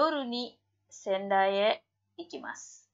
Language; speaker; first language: Japanese; non-native, fluent; Indonesian